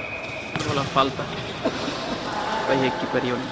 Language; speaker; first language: Portuguese; non-native, local second language; Tetum